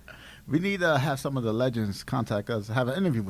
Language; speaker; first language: English; native; English